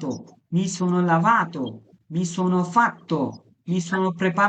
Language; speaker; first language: Italian; non-native, fluent; Bangla